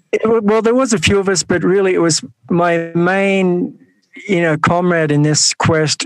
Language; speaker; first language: English; native; English